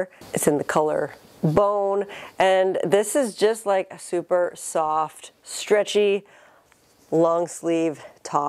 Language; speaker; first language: English; native; English